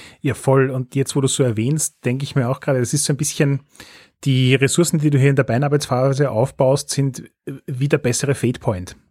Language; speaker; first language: German; native; German